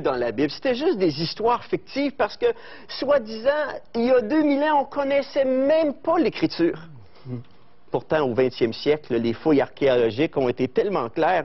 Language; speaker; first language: French; native; French